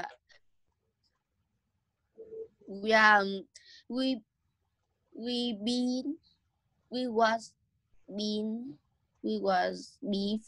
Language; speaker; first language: English; non-native, learner; Vietnamese